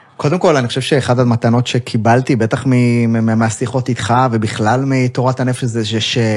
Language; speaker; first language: Hebrew; native; Hebrew